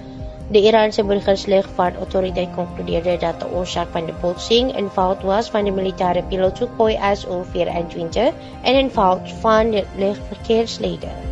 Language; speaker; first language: Dutch; non-native, fluent; Indonesian